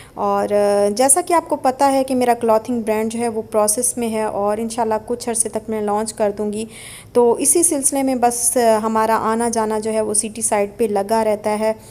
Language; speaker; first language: Urdu; native; Urdu